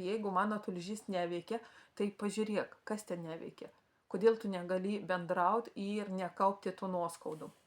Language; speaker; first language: Lithuanian; non-native, local second language; Russian